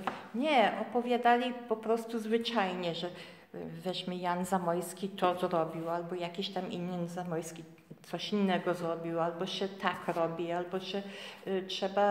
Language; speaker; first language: Polish; early bilingual, heritage; Polish